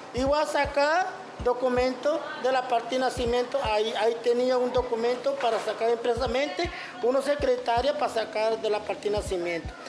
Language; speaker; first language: Spanish; non-native, local second language; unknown